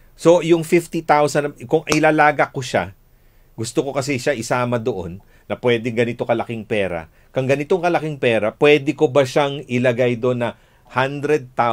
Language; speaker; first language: Filipino; native; Filipino